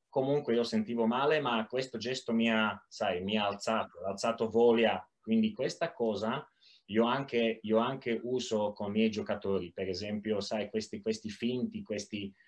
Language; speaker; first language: Italian; non-native, learner; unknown